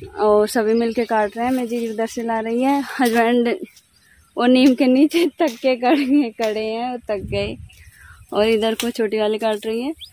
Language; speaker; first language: Hindi; native; Hindi